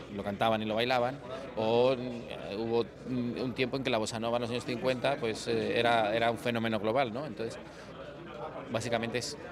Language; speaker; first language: Spanish; native; Spanish